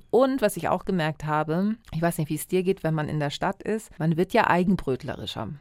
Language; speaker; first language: German; early bilingual, other home language; Greek